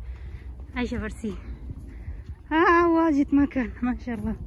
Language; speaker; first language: Arabic; non-native, learner; Bangla